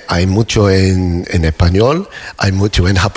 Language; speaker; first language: Spanish; non-native, fluent; English